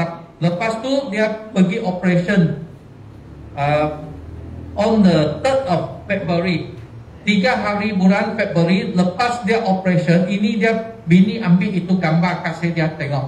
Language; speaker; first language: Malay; non-native, local second language; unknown